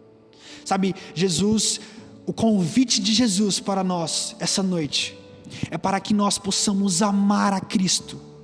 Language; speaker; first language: Portuguese; native; Portuguese